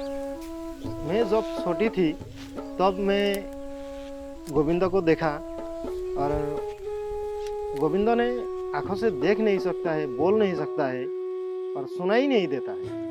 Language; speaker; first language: Hindi; non-native, local second language; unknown